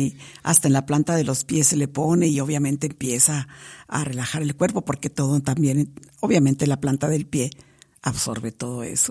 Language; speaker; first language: Spanish; native; Spanish